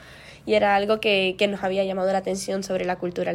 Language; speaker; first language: Spanish; native; Spanish